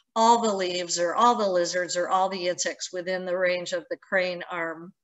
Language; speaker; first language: English; native; English